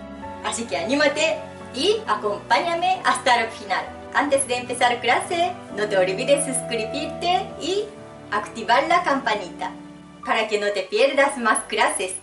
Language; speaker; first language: Spanish; non-native, fluent; Japanese